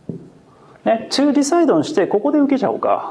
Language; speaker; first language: Japanese; native; Japanese